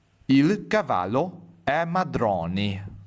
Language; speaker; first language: Italian; non-native, fluent; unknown